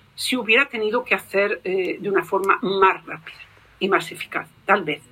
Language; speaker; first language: Spanish; native; Spanish